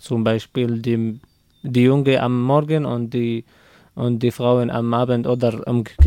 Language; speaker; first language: German; non-native, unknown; Arabic